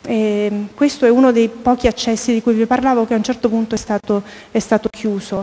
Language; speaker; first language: Italian; native; Italian